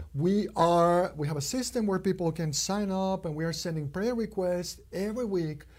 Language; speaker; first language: English; non-native, fluent; Spanish